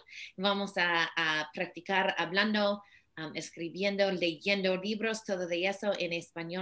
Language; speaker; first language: Spanish; non-native, fluent; English